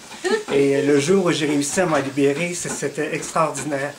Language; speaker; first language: French; native; French